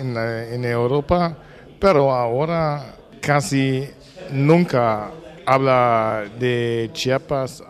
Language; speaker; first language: Spanish; non-native, learner; German